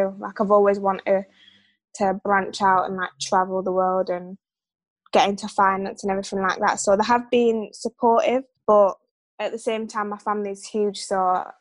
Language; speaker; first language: English; native; English